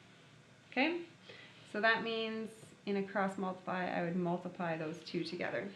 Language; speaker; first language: English; native; English